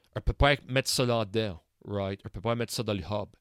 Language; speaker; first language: French; early bilingual, heritage; French